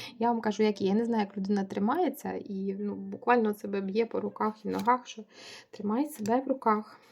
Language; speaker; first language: Ukrainian; non-native, local second language; Russian